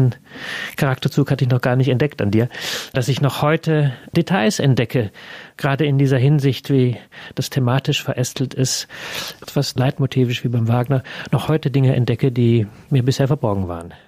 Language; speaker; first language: German; native; German